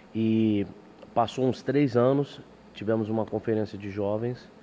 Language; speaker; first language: Portuguese; early bilingual, heritage; English